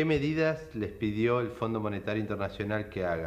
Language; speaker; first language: Spanish; native; Spanish